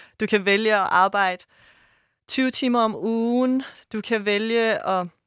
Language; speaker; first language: Danish; early bilingual, other home language; Persian